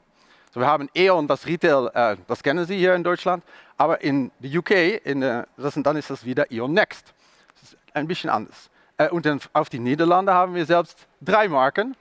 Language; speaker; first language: German; non-native, learner; Dutch